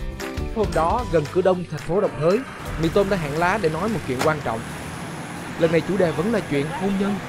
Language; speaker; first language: Vietnamese; native; Vietnamese